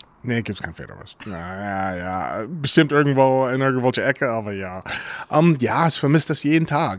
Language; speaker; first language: German; non-native, fluent; English